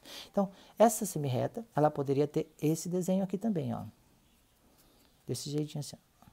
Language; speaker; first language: Portuguese; native; Portuguese